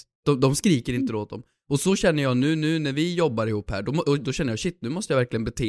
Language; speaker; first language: Swedish; native; Swedish